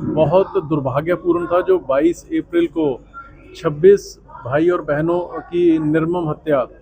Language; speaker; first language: Urdu; non-native, local second language; Punjabi